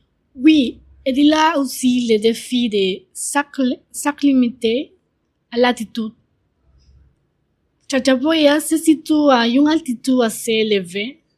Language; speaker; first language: French; non-native, learner; Spanish